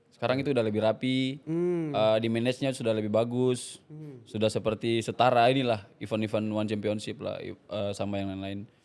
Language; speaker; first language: Indonesian; native; Indonesian